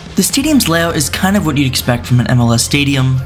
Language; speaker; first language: English; native; English